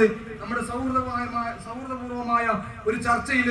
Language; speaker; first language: Malayalam; native; Malayalam